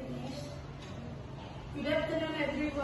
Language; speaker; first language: English; non-native, learner; Indonesian